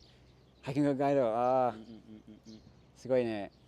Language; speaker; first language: Japanese; non-native, learner; English